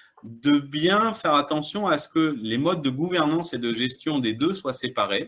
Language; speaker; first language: French; native; French